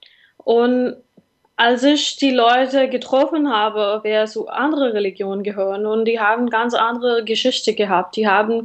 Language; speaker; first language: German; non-native, learner; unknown